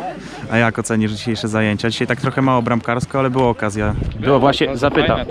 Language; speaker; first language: Polish; native; Polish